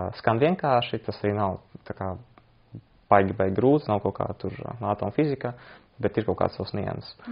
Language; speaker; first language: Latvian; non-native, local second language; Russian